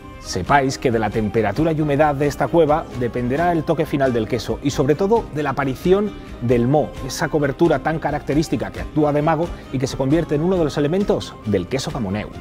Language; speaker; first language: Spanish; native; Spanish